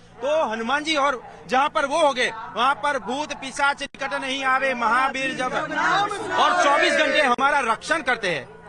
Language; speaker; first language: Hindi; native; Hindi